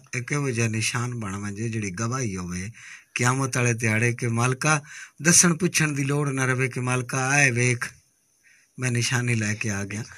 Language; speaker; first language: Punjabi; native; Punjabi